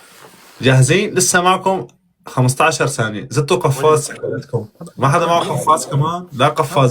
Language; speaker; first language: Arabic; native; Arabic